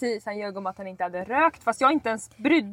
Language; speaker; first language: Swedish; native; Swedish